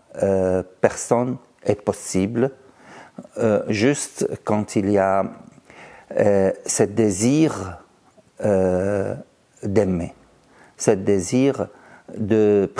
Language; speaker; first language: French; non-native, fluent; Arabic